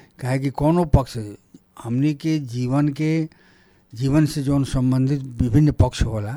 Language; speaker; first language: Bhojpuri; non-native, local second language; Nepali